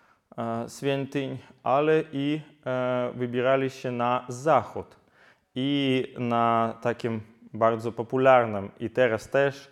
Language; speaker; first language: Polish; non-native, fluent; Ukrainian